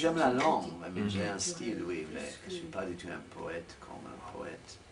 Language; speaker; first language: French; non-native, fluent; English